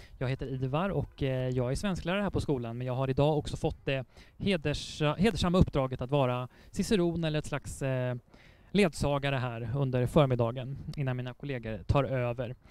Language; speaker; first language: Swedish; native; Swedish